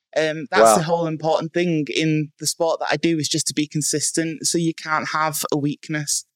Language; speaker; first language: English; native; English